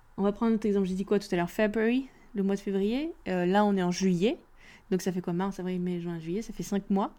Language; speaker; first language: French; native; French